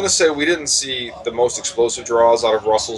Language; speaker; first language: English; native; English